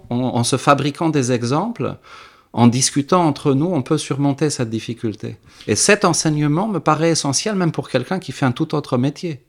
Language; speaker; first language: French; early bilingual, heritage; French